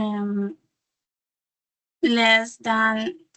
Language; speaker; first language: English; non-native, learner; Spanish